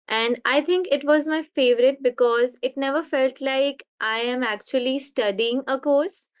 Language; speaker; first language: English; non-native, local second language; Hindi